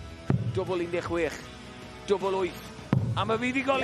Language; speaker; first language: Welsh; native; Welsh